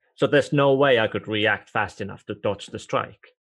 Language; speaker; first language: English; non-native, fluent; Estonian